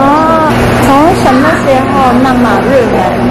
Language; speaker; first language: Chinese; non-native, learner; Japanese